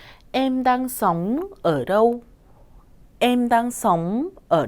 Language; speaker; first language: Vietnamese; non-native, fluent; Korean